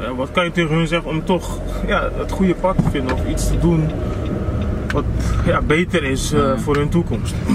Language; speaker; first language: Dutch; non-native, local second language; Papiamento